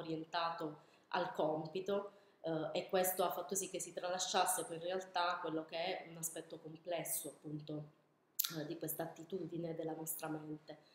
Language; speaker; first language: Italian; native; Italian